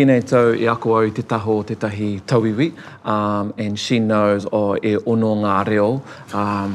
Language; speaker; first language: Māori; non-native, local second language; English